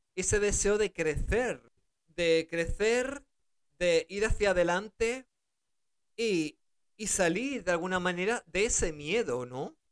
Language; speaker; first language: Spanish; early bilingual, other home language; German